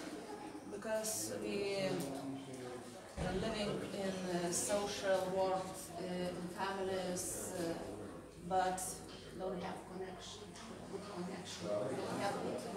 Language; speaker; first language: English; non-native, learner; Lithuanian